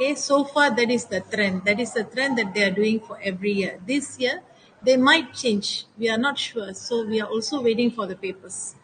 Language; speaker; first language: English; non-native, local second language; Malay